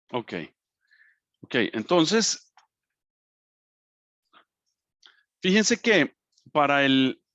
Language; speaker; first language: Spanish; native; Spanish